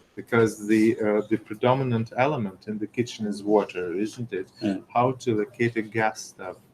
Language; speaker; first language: English; non-native, fluent; Russian